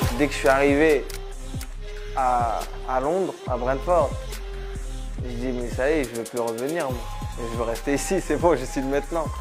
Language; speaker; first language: French; early bilingual, other home language; Arabic